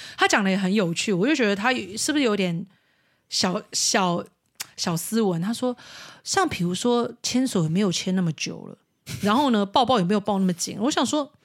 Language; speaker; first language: Chinese; native; Chinese